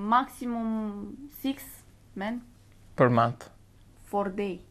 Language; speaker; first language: English; non-native, learner; Romanian